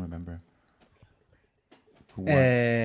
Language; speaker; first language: English; non-native, fluent; Danish